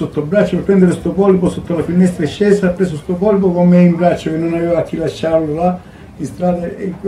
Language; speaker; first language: Italian; native; Italian